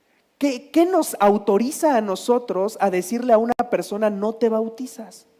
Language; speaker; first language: Spanish; native; Spanish